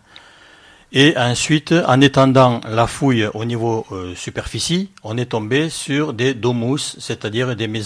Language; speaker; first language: French; native; French